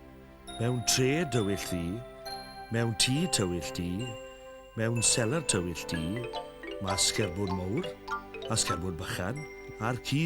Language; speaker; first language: Welsh; native; Welsh